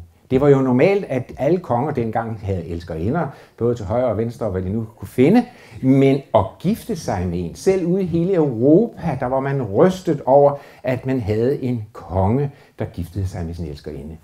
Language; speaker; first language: Danish; native; Danish